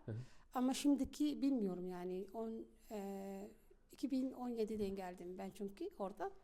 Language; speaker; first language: Turkish; non-native, learner; Arabic